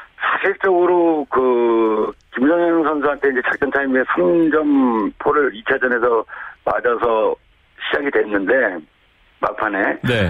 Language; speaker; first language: Korean; native; Korean